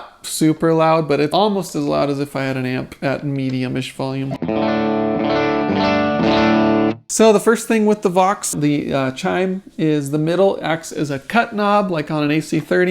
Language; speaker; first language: English; native; English